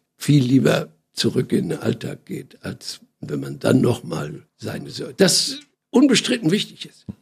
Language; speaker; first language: German; native; German